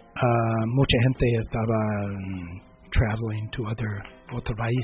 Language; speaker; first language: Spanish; non-native, learner; English